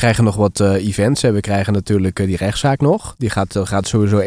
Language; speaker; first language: Dutch; native; Dutch